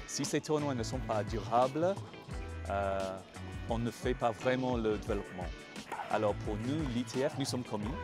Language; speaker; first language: French; non-native, fluent; English